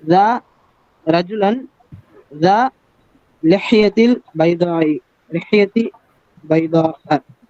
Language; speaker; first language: Arabic; non-native, learner; Tamil